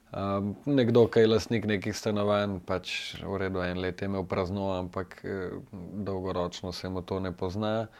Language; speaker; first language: Slovenian; native; Slovenian